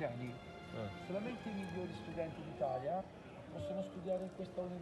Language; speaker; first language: Italian; native; Italian